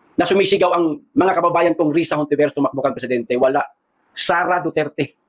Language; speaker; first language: Filipino; non-native, local second language; Cebuano